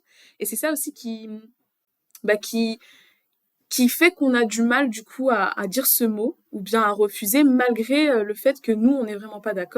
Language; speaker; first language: French; native; French